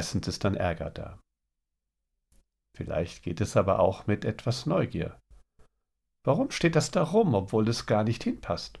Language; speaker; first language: German; native; German